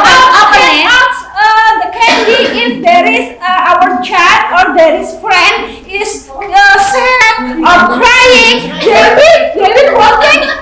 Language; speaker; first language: English; non-native, learner; Indonesian